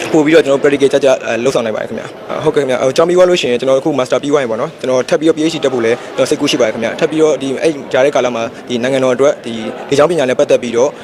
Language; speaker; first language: Burmese; native; Burmese